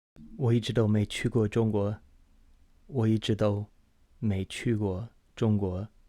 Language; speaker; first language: Chinese; non-native, fluent; English